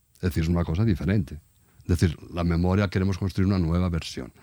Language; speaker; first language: Spanish; native; Spanish